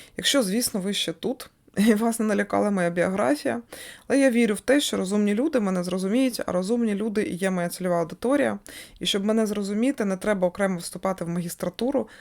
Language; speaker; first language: Ukrainian; non-native, local second language; Russian